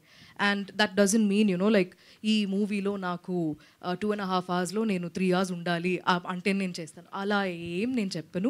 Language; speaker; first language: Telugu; non-native, fluent; Malayalam